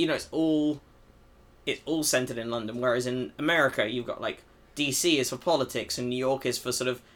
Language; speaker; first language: English; native; English